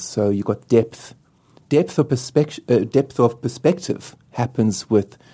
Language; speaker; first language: English; native; English